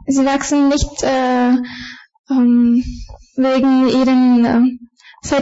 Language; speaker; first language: German; non-native, fluent; Bulgarian